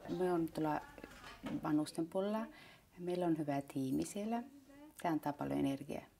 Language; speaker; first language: Finnish; early bilingual, heritage; Finnish